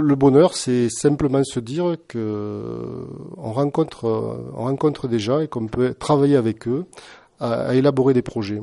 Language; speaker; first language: French; native; French